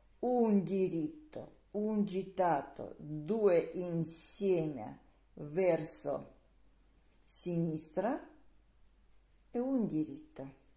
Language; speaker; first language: Italian; non-native, learner; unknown